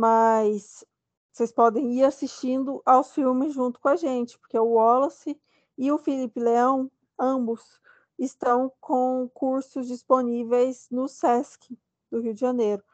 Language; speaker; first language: Portuguese; native; Portuguese